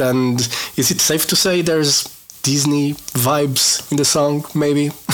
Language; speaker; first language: English; non-native, fluent; Portuguese